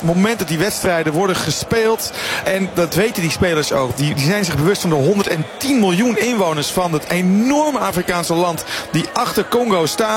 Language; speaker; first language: Dutch; native; Dutch